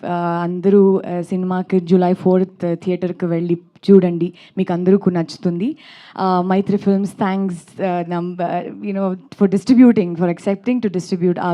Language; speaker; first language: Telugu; non-native, learner; Kannada